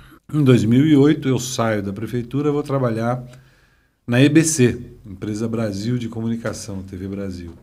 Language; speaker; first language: Portuguese; native; Portuguese